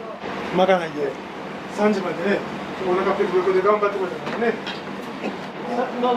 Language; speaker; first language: Japanese; native; Japanese